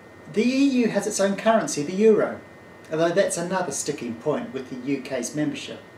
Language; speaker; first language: English; native; English